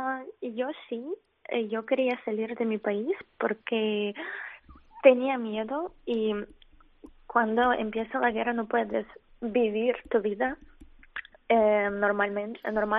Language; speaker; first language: Spanish; non-native, fluent; Ukrainian